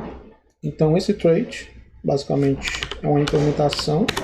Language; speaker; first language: Portuguese; native; Portuguese